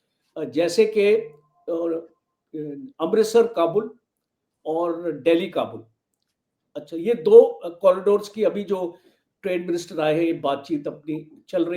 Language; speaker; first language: Hindi; native; Hindi